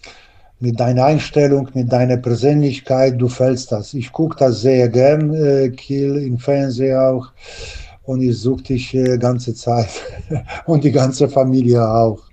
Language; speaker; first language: German; non-native, learner; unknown